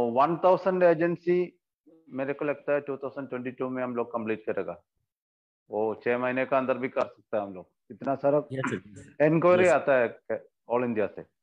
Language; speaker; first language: Hindi; non-native, local second language; Malayalam